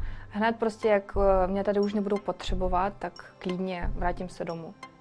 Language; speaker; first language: Czech; non-native, fluent; Ukrainian